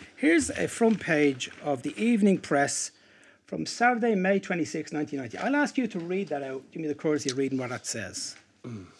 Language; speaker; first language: English; native; English